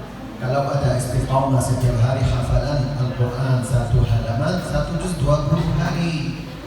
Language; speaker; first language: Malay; non-native, learner; Arabic